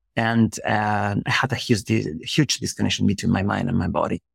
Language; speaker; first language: English; non-native, fluent; Spanish